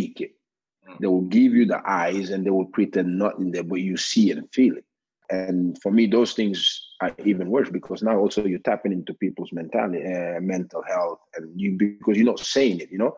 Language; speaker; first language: English; non-native, fluent; Norwegian